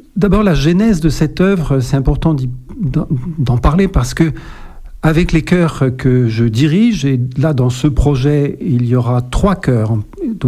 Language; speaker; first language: French; native; French